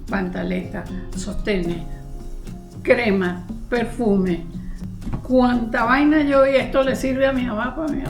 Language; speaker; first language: Spanish; native; Spanish